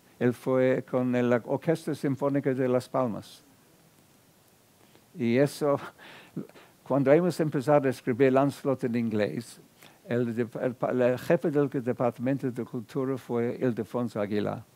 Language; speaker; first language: Spanish; non-native, fluent; English